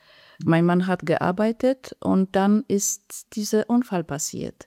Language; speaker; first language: German; non-native, fluent; Polish